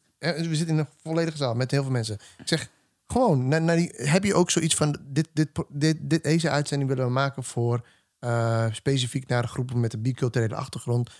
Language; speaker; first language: Dutch; native; Dutch